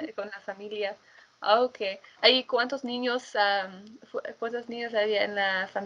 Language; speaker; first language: Spanish; non-native, fluent; English